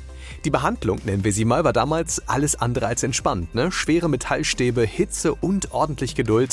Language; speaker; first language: German; native; German